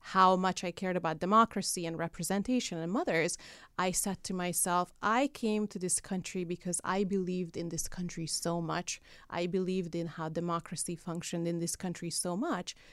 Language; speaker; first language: English; non-native, fluent; Hungarian